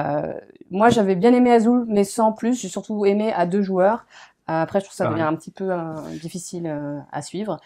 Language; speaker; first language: French; native; French